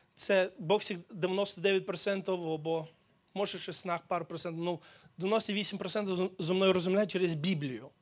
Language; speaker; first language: Ukrainian; early bilingual, heritage; Ukrainian